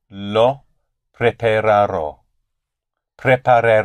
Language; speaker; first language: Italian; non-native, learner; English